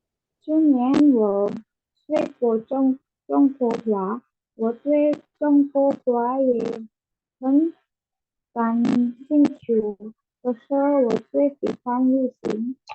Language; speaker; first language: Chinese; non-native, learner; Indonesian